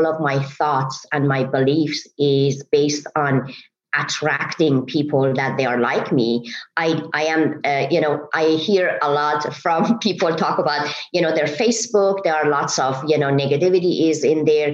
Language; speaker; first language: English; non-native, fluent; Persian